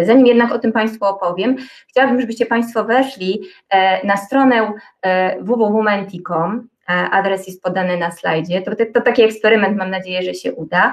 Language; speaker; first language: Polish; native; Polish